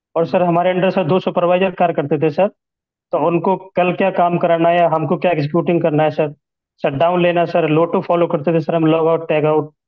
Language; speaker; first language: Hindi; native; Hindi